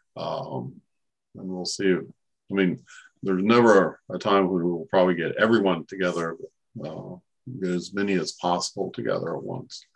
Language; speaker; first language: English; native; English